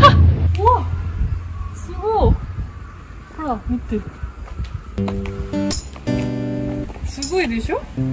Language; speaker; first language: Japanese; non-native, learner; Korean